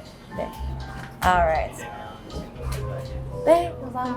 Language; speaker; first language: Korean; non-native, learner; English